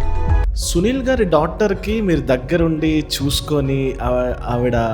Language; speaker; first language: Telugu; native; Telugu